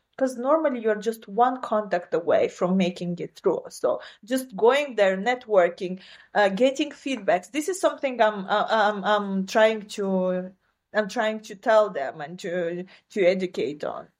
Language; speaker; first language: English; non-native, fluent; Romanian